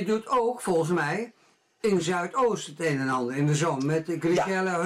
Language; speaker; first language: Dutch; native; Dutch